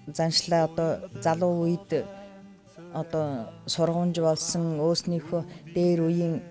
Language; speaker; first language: Mongolian; non-native, local second language; Buriat